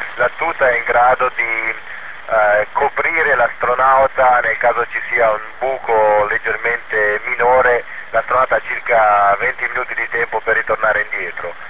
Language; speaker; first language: Italian; native; Italian